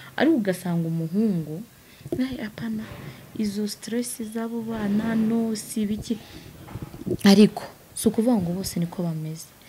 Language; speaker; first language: Kinyarwanda; native; Kinyarwanda